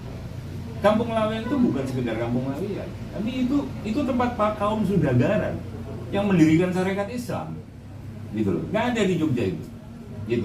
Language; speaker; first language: Indonesian; non-native, local second language; Javanese